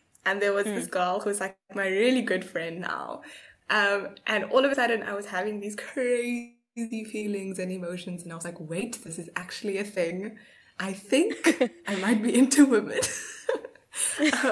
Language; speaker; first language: English; native; English